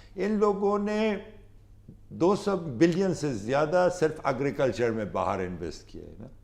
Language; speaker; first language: Urdu; non-native, fluent; Pashto